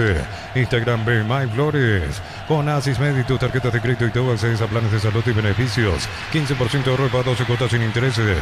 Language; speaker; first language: Spanish; native; Spanish